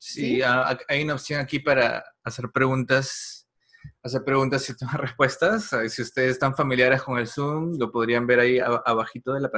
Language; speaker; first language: Spanish; non-native, fluent; English